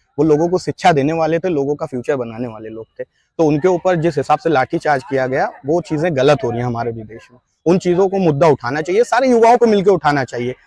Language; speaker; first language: Hindi; native; Hindi